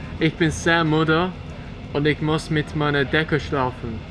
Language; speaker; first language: German; non-native, learner; English